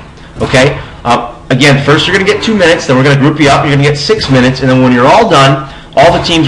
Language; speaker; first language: English; native; English